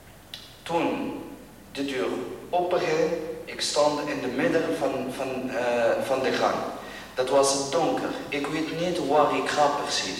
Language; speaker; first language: Dutch; non-native, learner; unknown